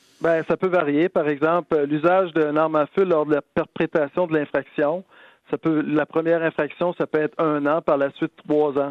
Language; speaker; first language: French; native; French